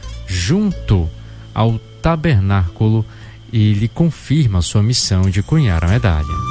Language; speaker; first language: Portuguese; native; Portuguese